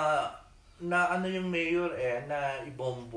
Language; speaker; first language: English; non-native, local second language; Iloko